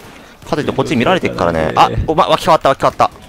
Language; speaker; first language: Japanese; native; Japanese